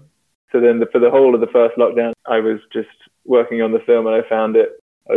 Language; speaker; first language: English; native; English